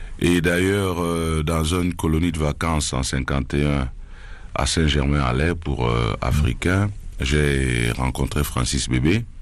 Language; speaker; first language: French; non-native, local second language; Duala